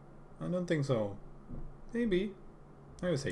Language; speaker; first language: English; native; English